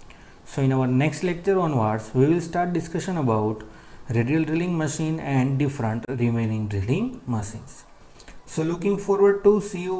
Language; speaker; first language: English; non-native, local second language; Gujarati